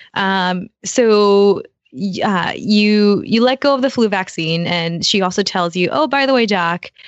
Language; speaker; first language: English; early bilingual, other home language; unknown